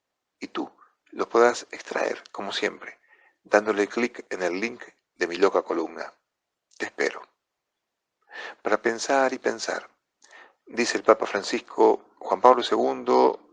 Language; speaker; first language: Spanish; non-native, fluent; Italian